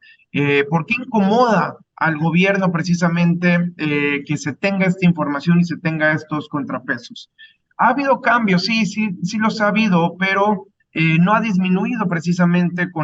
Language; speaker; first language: Spanish; native; Spanish